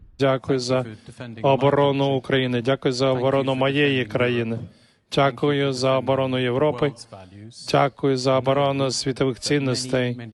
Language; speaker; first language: Ukrainian; native; Ukrainian